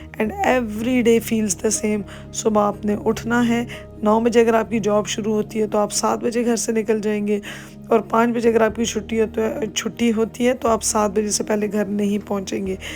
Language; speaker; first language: Urdu; native; Urdu